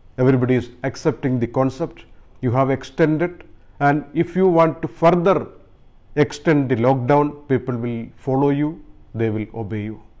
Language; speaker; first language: English; non-native, local second language; Malayalam